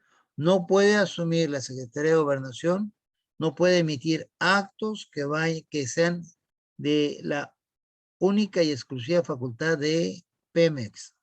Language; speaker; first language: Spanish; native; Spanish